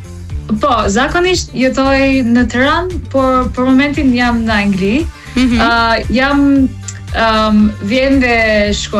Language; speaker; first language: Albanian; non-native, learner; English